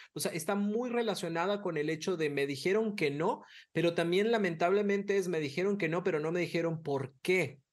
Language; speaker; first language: Spanish; native; Spanish